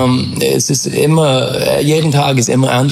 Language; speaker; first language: German; non-native, fluent; English